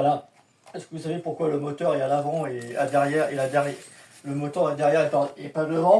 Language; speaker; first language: French; native; French